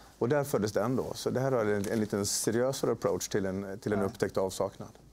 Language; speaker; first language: Swedish; native; Swedish